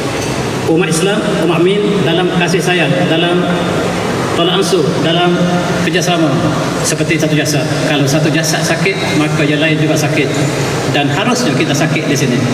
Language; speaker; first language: Malay; native; Malay